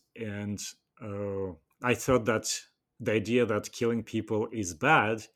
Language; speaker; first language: English; non-native, fluent; Russian